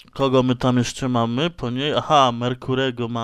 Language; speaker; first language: Polish; native; Polish